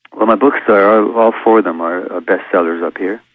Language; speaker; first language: English; early bilingual, other home language; Hungarian